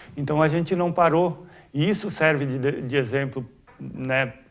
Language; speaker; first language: Portuguese; native; Portuguese